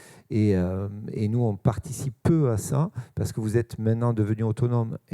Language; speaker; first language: French; native; French